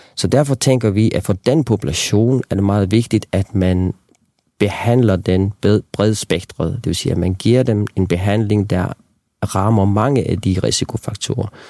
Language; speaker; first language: Danish; non-native, local second language; Faroese